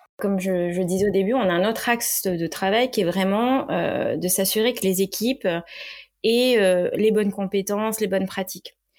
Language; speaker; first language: French; native; French